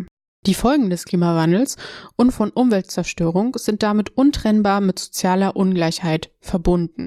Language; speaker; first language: German; native; German